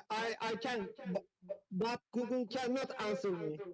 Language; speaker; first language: English; non-native, fluent; Turkish